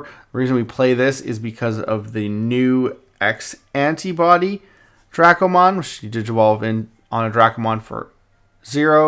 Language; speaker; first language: English; native; English